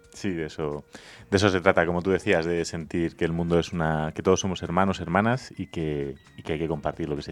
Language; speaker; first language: Spanish; native; Spanish